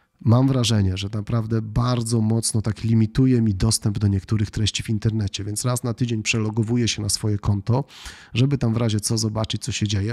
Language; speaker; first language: Polish; native; Polish